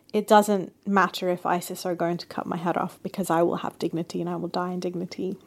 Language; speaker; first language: English; native; English